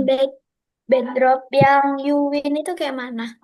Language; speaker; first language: Indonesian; native; Indonesian